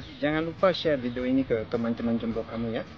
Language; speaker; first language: Indonesian; non-native, learner; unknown